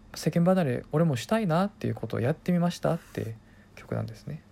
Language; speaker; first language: Japanese; non-native, fluent; Korean